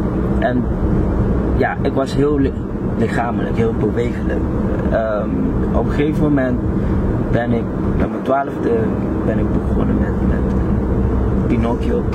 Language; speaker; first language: Dutch; non-native, local second language; Papiamento